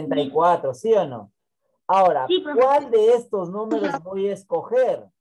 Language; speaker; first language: Spanish; native; Spanish